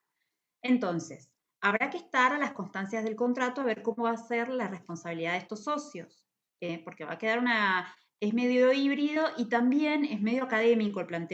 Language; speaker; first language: Spanish; native; Spanish